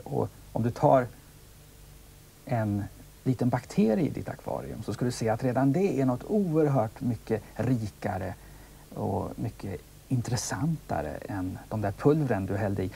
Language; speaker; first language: Swedish; native; Swedish